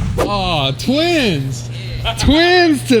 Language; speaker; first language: English; native; English